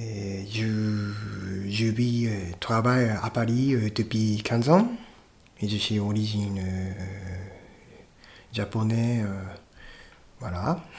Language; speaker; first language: French; non-native, fluent; Japanese